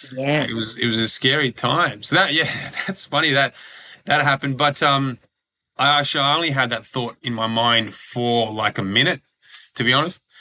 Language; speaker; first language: English; early bilingual, other home language; Croatian